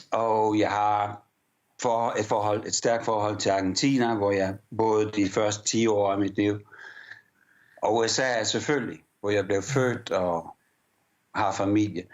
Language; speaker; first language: Danish; early bilingual, heritage; English